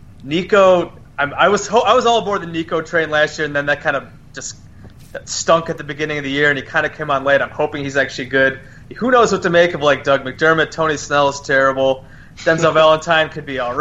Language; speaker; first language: English; native; English